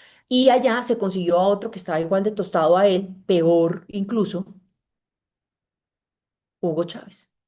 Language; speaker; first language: Spanish; native; Spanish